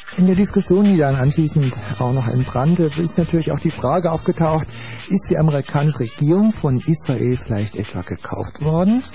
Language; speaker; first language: German; native; German